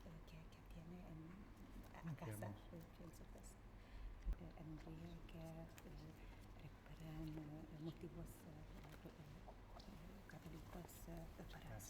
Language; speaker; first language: Spanish; non-native, learner; Hungarian